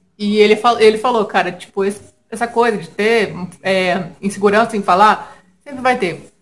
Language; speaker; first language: Portuguese; native; Portuguese